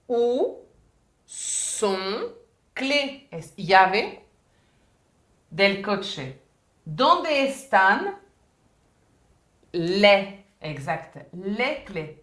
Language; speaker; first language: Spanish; non-native, fluent; French